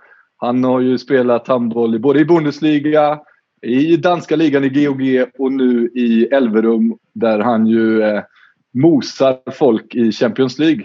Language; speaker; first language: Swedish; native; Swedish